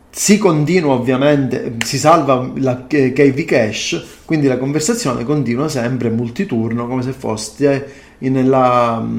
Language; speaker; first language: Italian; native; Italian